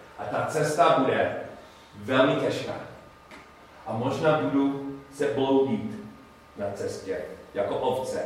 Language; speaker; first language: Czech; non-native, learner; English